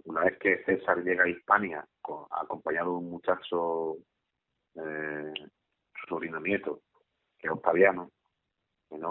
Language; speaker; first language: Spanish; native; Spanish